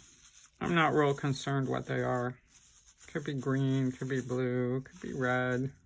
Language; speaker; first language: English; native; English